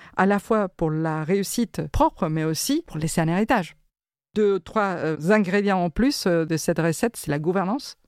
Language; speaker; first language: French; non-native, fluent; Spanish